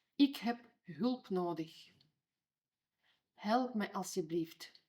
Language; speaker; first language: Dutch; non-native, fluent; Ukrainian